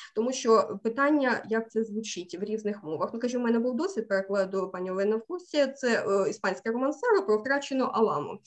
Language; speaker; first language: Ukrainian; native; Ukrainian